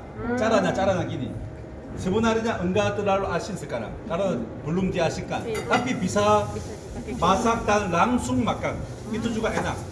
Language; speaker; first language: Indonesian; non-native, learner; Korean